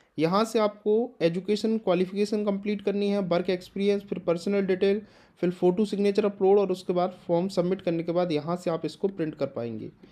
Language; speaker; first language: Hindi; native; Hindi